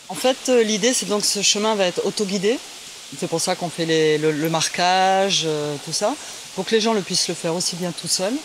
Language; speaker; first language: French; native; French